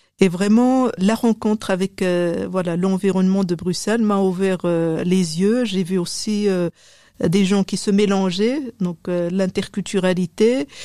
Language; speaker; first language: French; non-native, local second language; Arabic